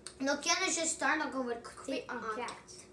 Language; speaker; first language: French; non-native, local second language; English